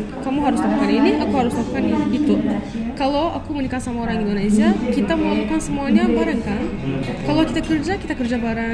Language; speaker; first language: Indonesian; non-native, fluent; Turkish